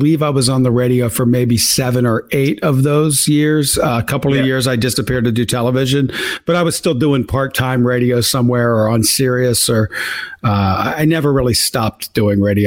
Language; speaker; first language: English; native; English